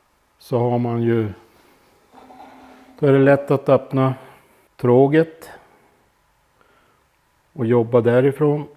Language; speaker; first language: Swedish; native; Swedish